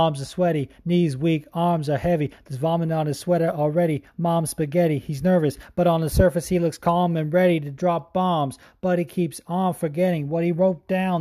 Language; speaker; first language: English; native; English